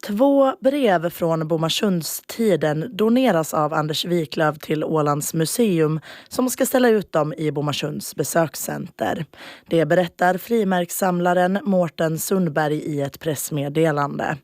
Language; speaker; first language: Swedish; native; Swedish